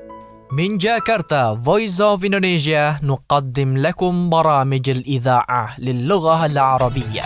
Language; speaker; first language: Arabic; non-native, fluent; Indonesian